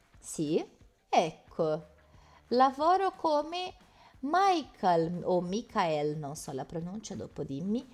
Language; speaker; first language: Italian; non-native, fluent; Portuguese